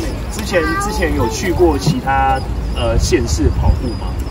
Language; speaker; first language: Chinese; native; Chinese